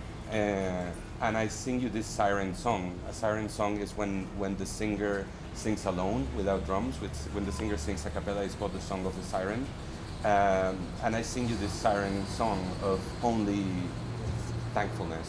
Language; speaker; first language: English; native; English